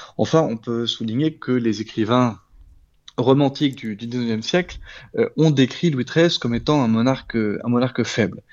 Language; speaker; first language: French; native; French